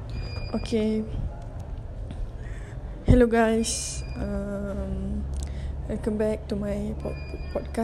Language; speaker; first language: English; non-native, local second language; Malay